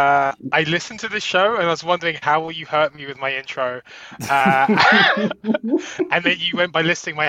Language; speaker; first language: English; native; English